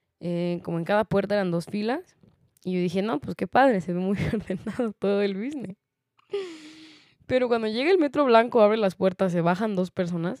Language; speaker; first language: Spanish; native; Spanish